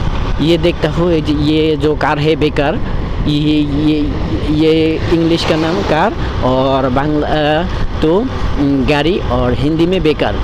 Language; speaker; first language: Hindi; non-native, learner; Bangla